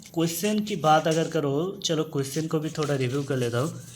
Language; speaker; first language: Hindi; non-native, local second language; Bangla